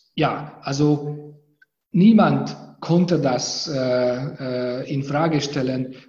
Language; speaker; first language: German; non-native, fluent; Hungarian